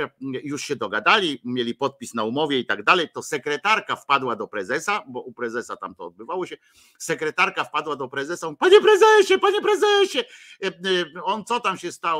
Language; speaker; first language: Polish; native; Polish